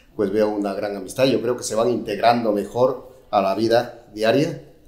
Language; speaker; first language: Spanish; native; Spanish